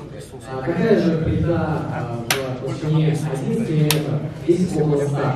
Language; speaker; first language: Russian; native; Russian